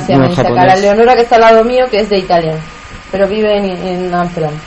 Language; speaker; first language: Spanish; native; Spanish